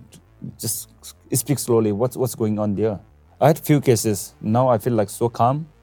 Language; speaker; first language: English; non-native, local second language; Sherpa